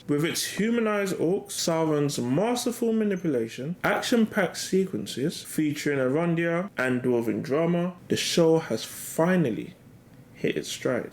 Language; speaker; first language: English; native; English